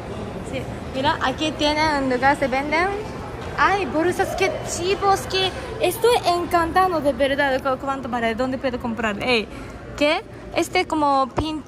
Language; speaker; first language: Spanish; non-native, learner; Japanese